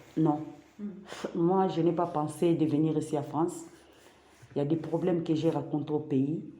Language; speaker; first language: French; non-native, local second language; Lingala